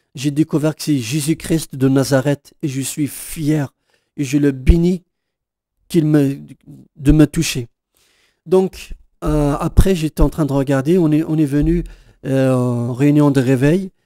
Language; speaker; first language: French; non-native, local second language; Kabyle